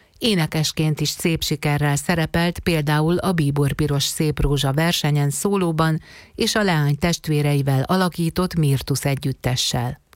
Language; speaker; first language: Hungarian; native; Hungarian